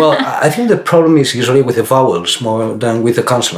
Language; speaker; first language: English; non-native, fluent; Spanish